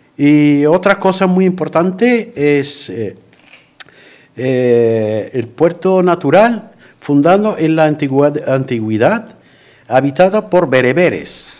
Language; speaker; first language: Spanish; non-native, fluent; Arabic